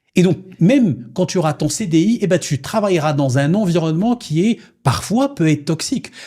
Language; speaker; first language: French; non-native, local second language; Arabic